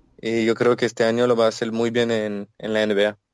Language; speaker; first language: Portuguese; non-native, learner; French